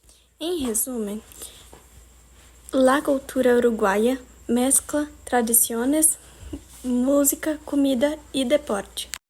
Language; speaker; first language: Spanish; non-native, learner; Portuguese